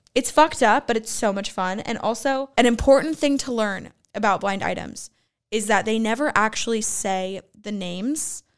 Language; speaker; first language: English; native; English